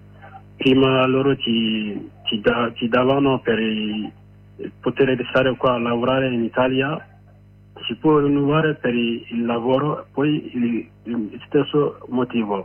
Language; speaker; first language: Italian; non-native, learner; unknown